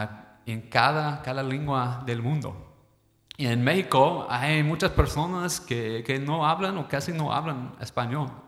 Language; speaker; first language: Spanish; non-native, fluent; English